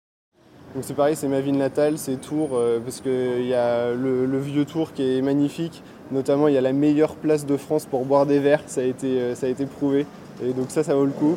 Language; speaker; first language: French; native; French